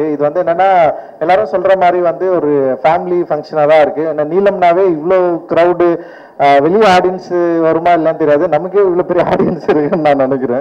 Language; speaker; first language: Tamil; native; Tamil